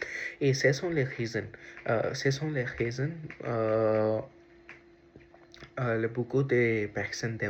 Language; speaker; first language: French; non-native, learner; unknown